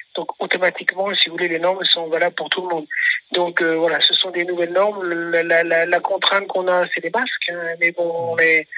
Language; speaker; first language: French; native; French